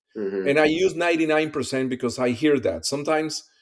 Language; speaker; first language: English; non-native, fluent; Spanish